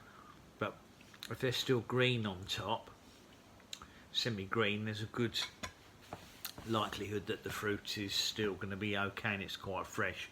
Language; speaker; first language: English; native; English